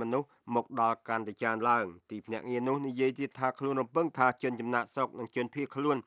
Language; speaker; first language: Khmer; native; Khmer